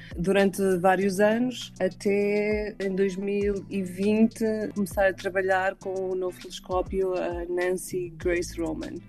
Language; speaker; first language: Portuguese; native; Portuguese